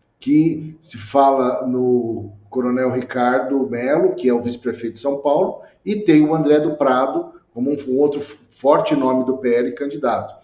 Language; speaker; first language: Portuguese; native; Portuguese